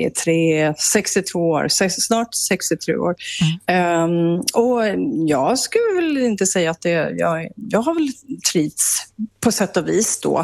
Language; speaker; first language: Swedish; native; Swedish